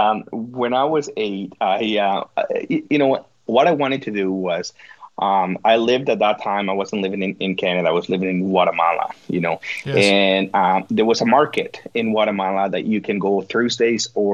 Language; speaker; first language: English; non-native, fluent; Spanish